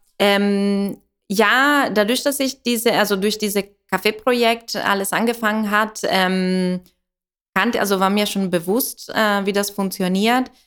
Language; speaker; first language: German; non-native, fluent; Italian